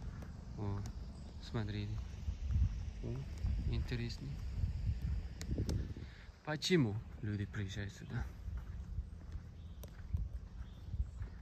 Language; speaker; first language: Russian; non-native, learner; Uzbek